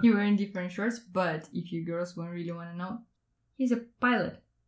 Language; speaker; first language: English; non-native, fluent; Russian